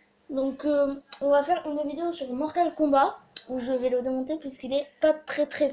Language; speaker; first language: French; native; French